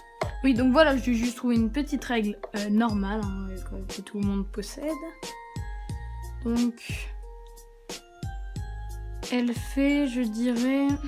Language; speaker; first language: French; native; French